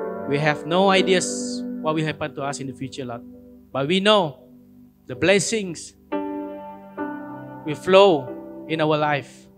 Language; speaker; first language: English; non-native, local second language; Malay